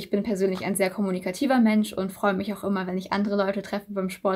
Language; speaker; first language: German; native; German